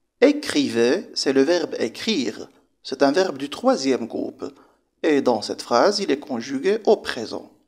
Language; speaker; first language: French; non-native, local second language; Arabic